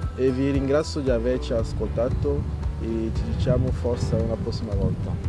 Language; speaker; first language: Italian; non-native, fluent; French